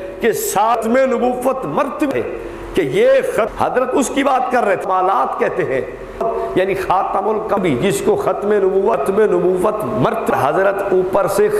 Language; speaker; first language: Urdu; native; Urdu